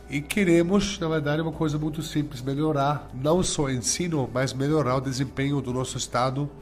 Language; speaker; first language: Portuguese; non-native, fluent; German